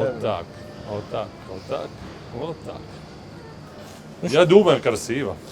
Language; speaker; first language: Russian; non-native, learner; Italian